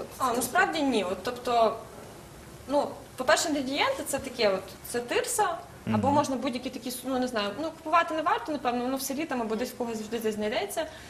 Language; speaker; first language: Ukrainian; native; Ukrainian